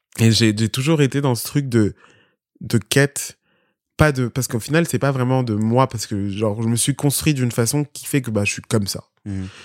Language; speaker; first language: French; early bilingual, other home language; Spanish